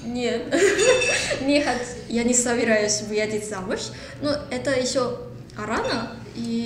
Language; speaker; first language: Russian; non-native, learner; Korean